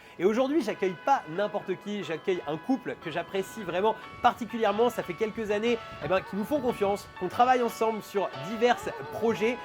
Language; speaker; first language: French; native; French